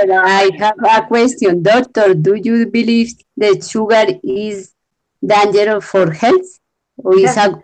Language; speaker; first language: English; non-native, learner; Spanish